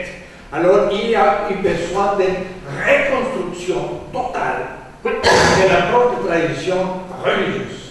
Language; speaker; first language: French; non-native, fluent; Spanish